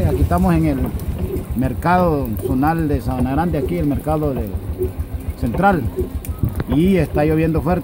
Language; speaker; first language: Spanish; native; Spanish